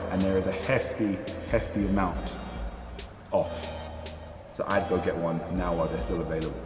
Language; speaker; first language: English; native; English